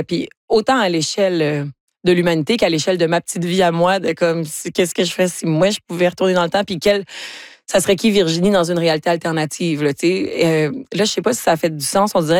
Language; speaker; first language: French; native; French